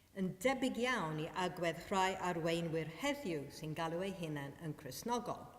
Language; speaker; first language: Welsh; non-native, fluent; Maltese